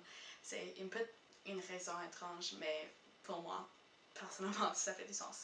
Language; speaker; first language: French; non-native, local second language; English